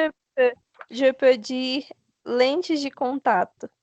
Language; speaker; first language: French; non-native, learner; Portuguese